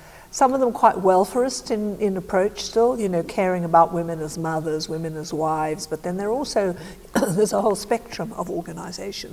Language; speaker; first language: English; native; English